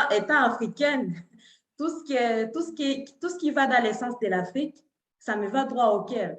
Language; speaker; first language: French; non-native, local second language; Swahili